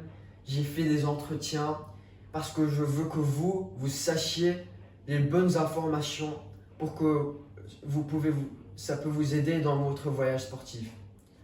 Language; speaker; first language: French; non-native, fluent; English